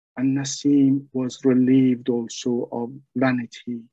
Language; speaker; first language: English; non-native, fluent; Persian